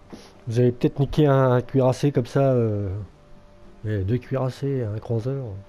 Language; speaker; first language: French; native; French